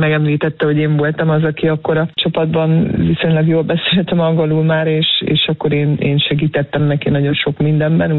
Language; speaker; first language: Hungarian; native; Hungarian